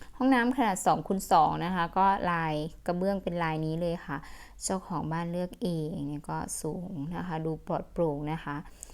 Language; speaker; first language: Thai; native; Thai